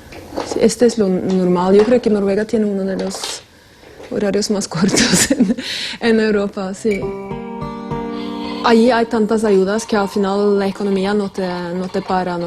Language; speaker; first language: Spanish; non-native, fluent; Norwegian